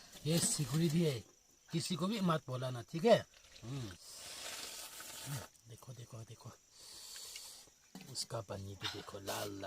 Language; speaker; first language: Hindi; non-native, local second language; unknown